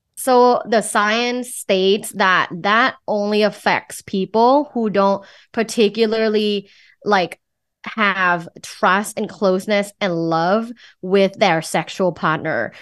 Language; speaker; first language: English; non-native, fluent; Thai